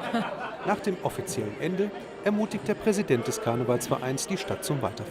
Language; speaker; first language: German; native; German